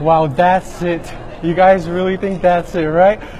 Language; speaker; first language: English; non-native, fluent; Korean